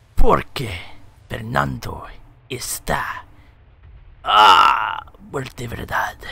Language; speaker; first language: Spanish; non-native, learner; English